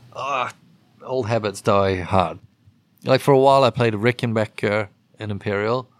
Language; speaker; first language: English; native; English